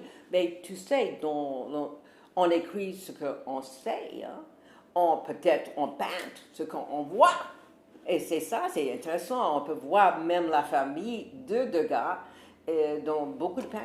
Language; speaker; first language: French; non-native, fluent; English